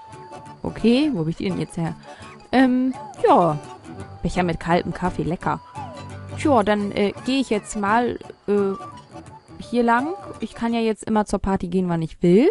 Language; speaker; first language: German; native; German